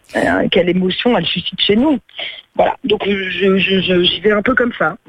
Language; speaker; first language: French; native; French